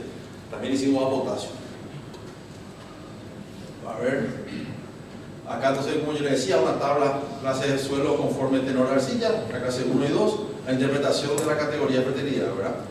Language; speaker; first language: Spanish; native; Spanish